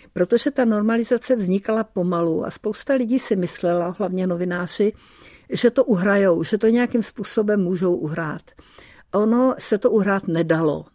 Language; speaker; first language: Czech; early bilingual, heritage; Czech